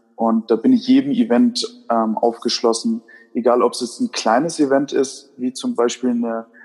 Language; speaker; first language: German; native; German